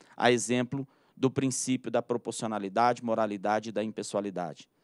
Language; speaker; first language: Portuguese; native; Portuguese